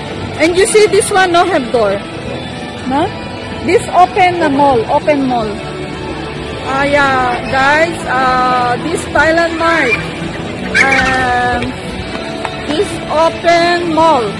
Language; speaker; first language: English; non-native, learner; Filipino